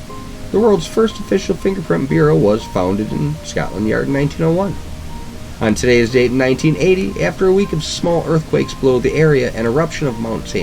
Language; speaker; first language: English; native; English